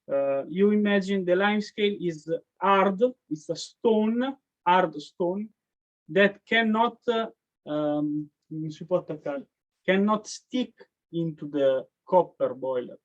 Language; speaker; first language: English; non-native, learner; Italian